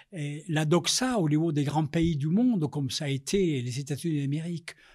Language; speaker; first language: French; non-native, fluent; Spanish